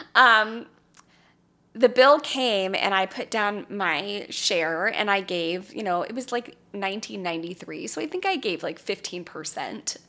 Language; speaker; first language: English; native; English